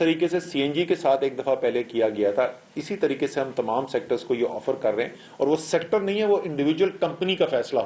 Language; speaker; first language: Urdu; native; Urdu